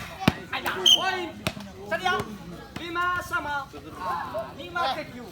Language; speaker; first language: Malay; non-native, local second language; Nias